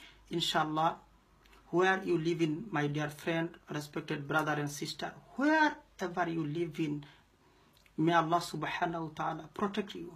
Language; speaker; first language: English; non-native, local second language; Bangla